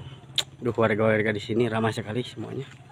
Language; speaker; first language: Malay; non-native, local second language; Sundanese